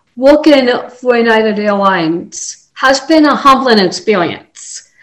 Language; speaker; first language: English; native; English